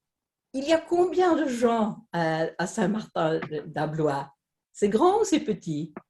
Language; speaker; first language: French; non-native, fluent; Swedish